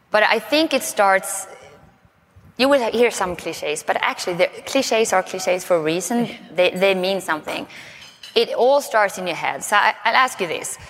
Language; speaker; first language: English; non-native, fluent; Swedish